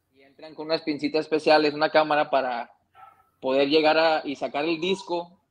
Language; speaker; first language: Spanish; early bilingual, heritage; Spanish